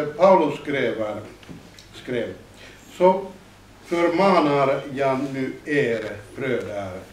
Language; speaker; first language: Swedish; non-native, fluent; Finnish